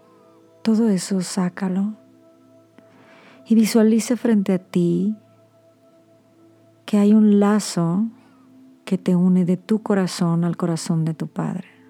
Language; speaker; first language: Spanish; native; Spanish